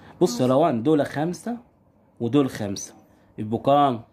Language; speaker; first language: Arabic; native; Arabic